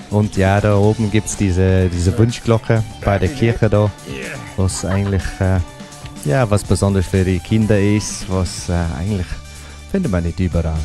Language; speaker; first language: German; non-native, fluent; English